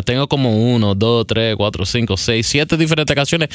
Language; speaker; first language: Spanish; early bilingual, other home language; English